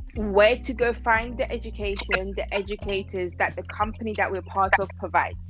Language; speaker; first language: English; non-native, fluent; Persian